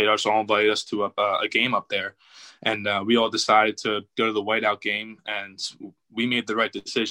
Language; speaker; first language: English; native; English